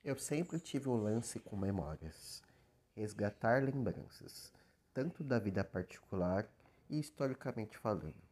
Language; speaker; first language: Portuguese; native; Portuguese